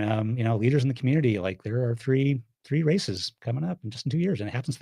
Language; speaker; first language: English; native; English